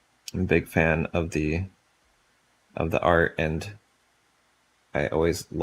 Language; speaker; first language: English; native; English